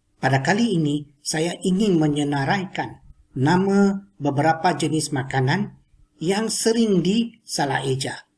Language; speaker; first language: Malay; non-native, local second language; Chinese